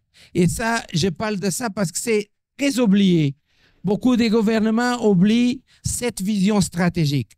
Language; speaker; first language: French; non-native, fluent; Portuguese